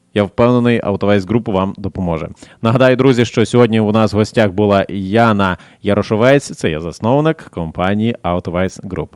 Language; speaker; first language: Ukrainian; native; Ukrainian